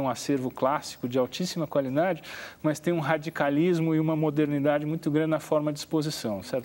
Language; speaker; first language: Portuguese; native; Portuguese